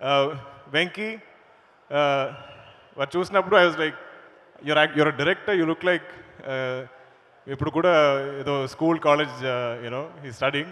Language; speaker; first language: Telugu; non-native, learner; Malayalam